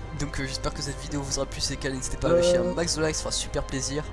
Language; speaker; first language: French; native; French